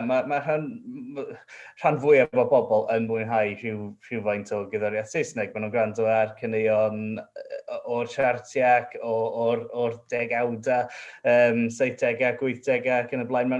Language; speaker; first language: Welsh; non-native, local second language; English